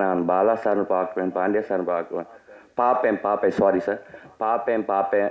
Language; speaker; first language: Tamil; non-native, learner; Telugu